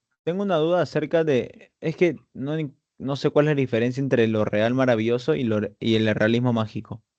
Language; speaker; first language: Spanish; native; Spanish